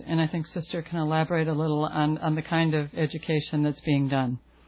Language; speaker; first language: English; native; English